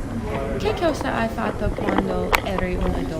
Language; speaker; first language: Italian; non-native, learner; English